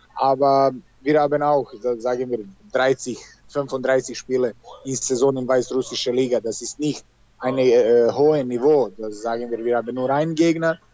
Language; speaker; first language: German; non-native, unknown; Serbian